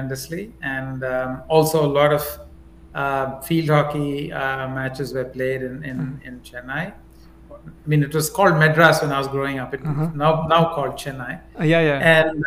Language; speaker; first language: English; non-native, local second language; Tamil